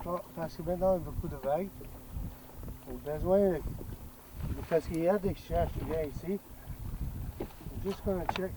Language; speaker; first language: French; non-native, learner; English